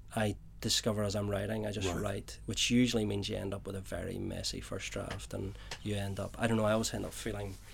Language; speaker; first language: English; native; English